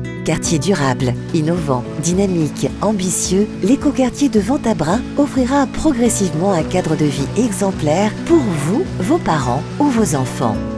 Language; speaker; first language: French; native; French